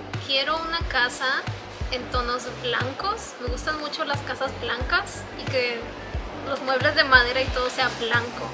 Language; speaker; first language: Spanish; native; Spanish